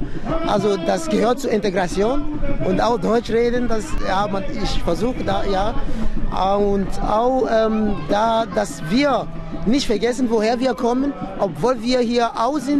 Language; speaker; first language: German; non-native, fluent; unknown